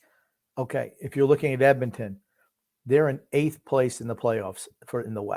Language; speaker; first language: English; native; English